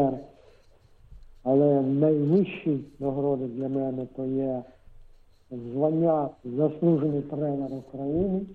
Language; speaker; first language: Ukrainian; non-native, local second language; Russian